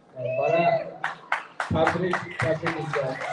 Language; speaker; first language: Persian; non-native, learner; German